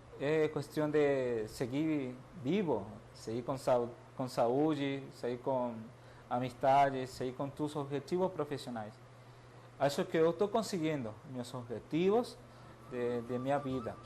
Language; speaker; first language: Portuguese; non-native, fluent; Spanish